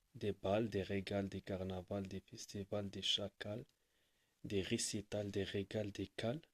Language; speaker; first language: French; non-native, local second language; Arabic